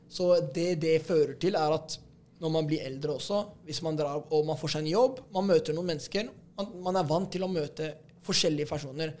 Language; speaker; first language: Norwegian; native; Norwegian